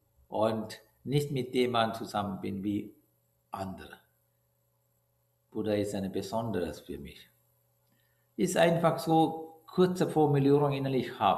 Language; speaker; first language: German; non-native, learner; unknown